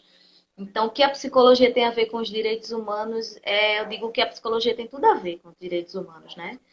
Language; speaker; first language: Portuguese; native; Portuguese